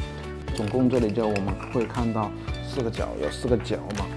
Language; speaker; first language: Chinese; native; Chinese